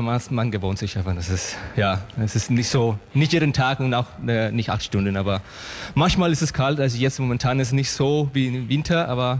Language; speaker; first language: German; non-native, fluent; Spanish